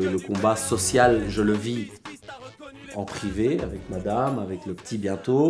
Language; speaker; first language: French; early bilingual, other home language; Spanish